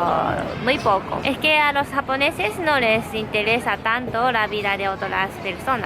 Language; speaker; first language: Spanish; non-native, fluent; Japanese